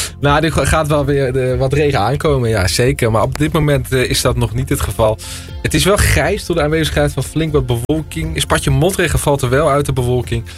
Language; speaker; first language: Dutch; native; Dutch